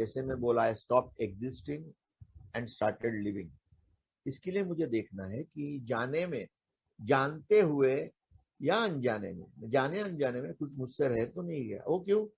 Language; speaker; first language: Hindi; non-native, local second language; Marathi